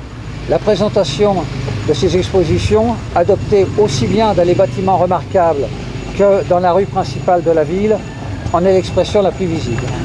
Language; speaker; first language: French; native; French